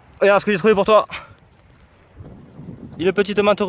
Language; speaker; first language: French; native; French